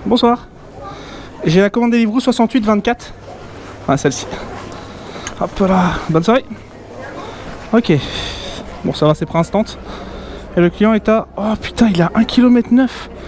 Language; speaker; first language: French; native; French